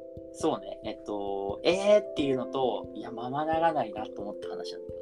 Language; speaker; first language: Japanese; native; Japanese